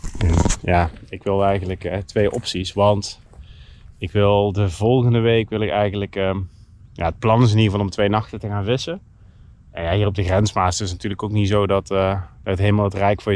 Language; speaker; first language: Dutch; native; Dutch